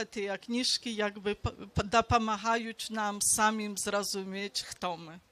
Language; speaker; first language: Polish; non-native, local second language; Belarusian